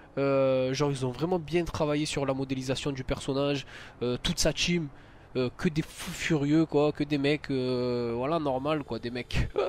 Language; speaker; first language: French; native; French